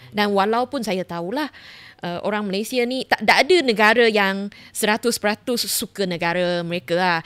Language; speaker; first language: Malay; non-native, local second language; Chinese